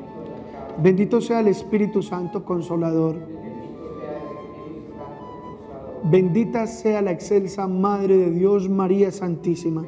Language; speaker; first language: Spanish; native; Spanish